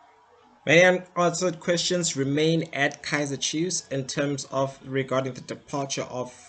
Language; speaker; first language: English; non-native, local second language; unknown